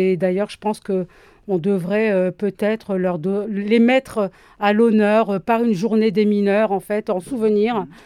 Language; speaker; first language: French; native; French